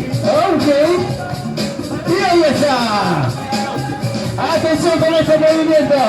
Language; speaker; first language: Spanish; non-native, fluent; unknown